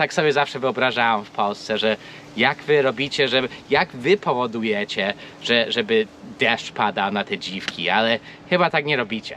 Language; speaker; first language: Polish; non-native, fluent; English